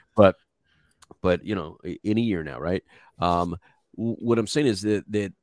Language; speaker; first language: English; native; English